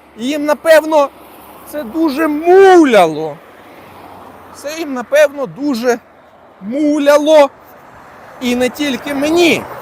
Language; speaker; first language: Ukrainian; non-native, local second language; Russian